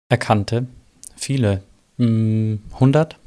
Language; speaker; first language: German; native; German